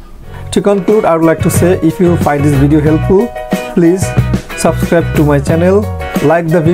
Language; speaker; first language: English; non-native, fluent; Bangla